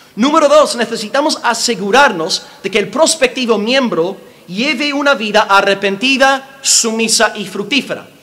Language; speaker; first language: Spanish; non-native, fluent; English